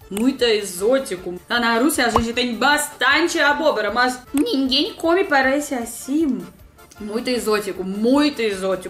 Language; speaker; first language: Portuguese; non-native, learner; Russian